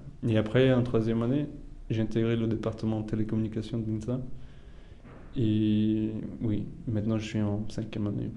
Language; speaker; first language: French; non-native, fluent; Portuguese